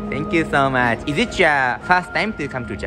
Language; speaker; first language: English; non-native, learner; Japanese